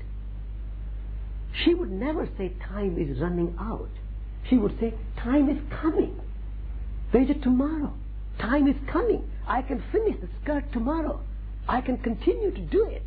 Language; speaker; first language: English; non-native, local second language; Marwari